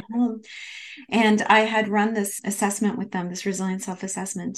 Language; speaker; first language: English; native; English